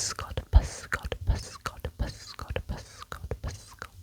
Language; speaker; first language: Welsh; non-native, local second language; English